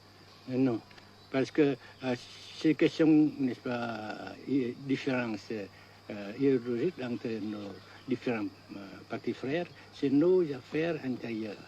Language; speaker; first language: French; non-native, fluent; Vietnamese